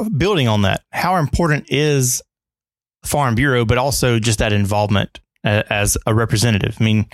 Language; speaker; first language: English; native; English